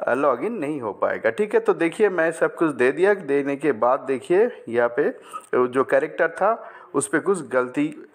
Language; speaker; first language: Hindi; non-native, local second language; Bangla